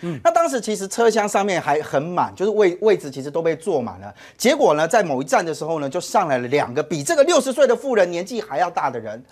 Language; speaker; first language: Chinese; native; Chinese